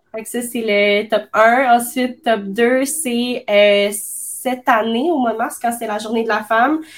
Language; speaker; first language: French; native; French